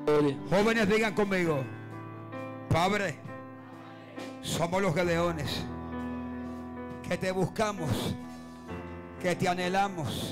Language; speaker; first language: Spanish; native; Spanish